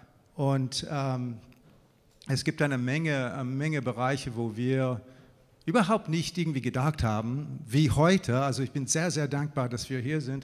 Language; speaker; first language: German; non-native, fluent; English